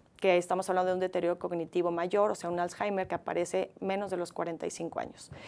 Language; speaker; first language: Spanish; native; Spanish